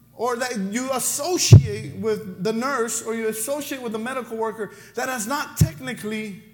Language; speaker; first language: English; non-native, fluent; Spanish